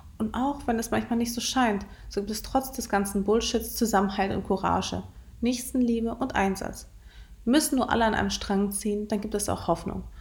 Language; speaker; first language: German; early bilingual, other home language; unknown